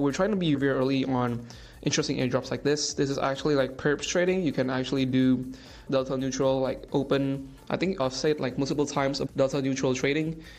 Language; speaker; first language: English; non-native, fluent; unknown